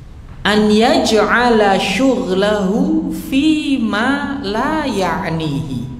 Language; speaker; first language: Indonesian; non-native, local second language; Javanese